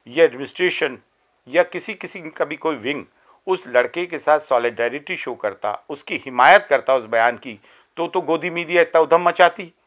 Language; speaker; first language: Urdu; native; Urdu